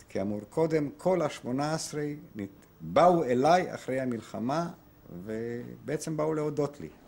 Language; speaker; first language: Hebrew; non-native, fluent; Polish